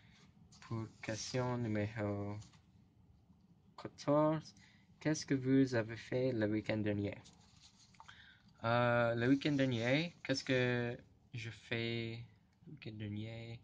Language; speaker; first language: French; non-native, learner; English